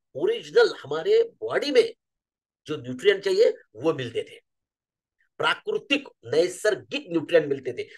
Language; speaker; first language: Hindi; non-native, local second language; Marathi